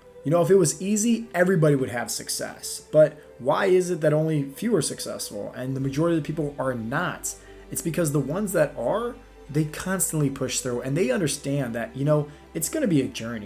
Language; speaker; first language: English; native; English